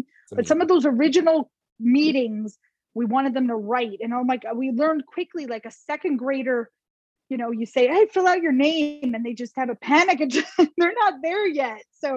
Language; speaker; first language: English; native; English